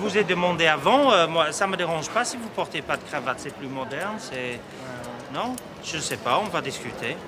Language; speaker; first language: French; non-native, fluent; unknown